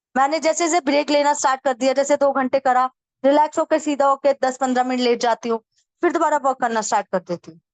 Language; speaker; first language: Hindi; native; Hindi